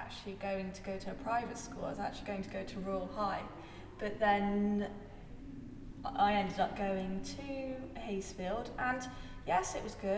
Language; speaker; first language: English; native; English